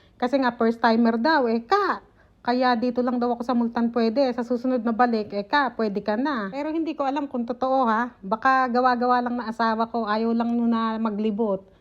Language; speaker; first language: Filipino; native; Filipino